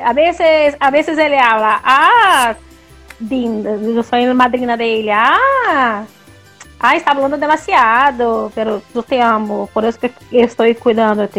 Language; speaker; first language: Spanish; non-native, learner; Portuguese